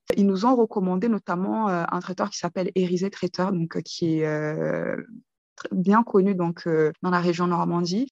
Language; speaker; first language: French; early bilingual, other home language; Kinyarwanda